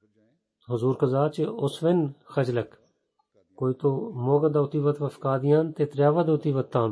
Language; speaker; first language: Bulgarian; non-native, learner; Urdu